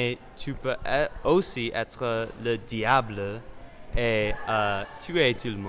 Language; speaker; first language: French; non-native, learner; English